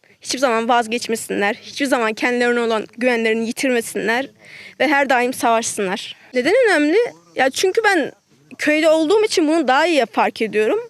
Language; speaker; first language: Turkish; native; Turkish